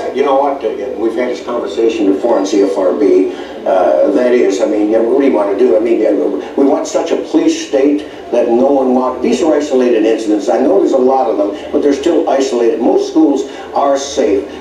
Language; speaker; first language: English; native; English